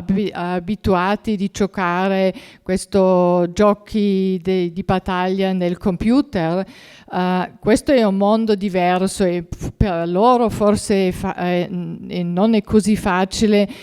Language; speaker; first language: Italian; non-native, fluent; German